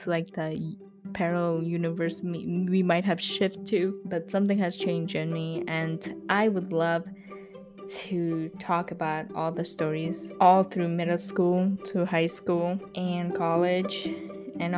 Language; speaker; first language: English; early bilingual, other home language; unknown